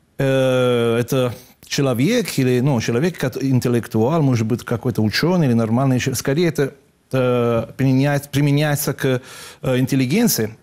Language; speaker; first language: Russian; non-native, fluent; Italian